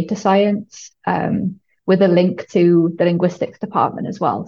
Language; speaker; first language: English; native; English